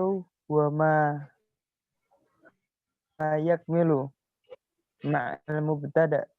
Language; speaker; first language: Arabic; non-native, learner; Indonesian